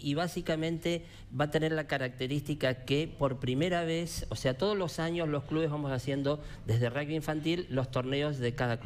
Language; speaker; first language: Spanish; native; Spanish